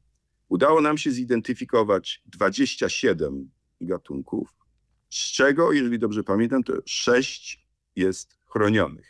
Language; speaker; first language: Polish; native; Polish